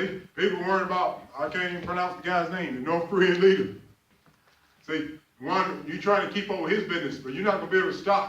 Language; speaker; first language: English; native; English